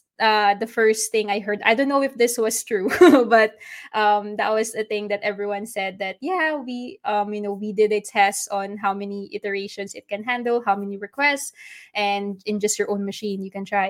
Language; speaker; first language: English; non-native, local second language; Filipino